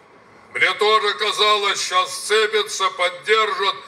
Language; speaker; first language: Russian; native; Russian